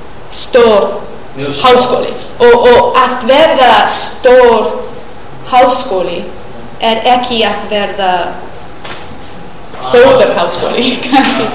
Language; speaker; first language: Icelandic; non-native, learner; English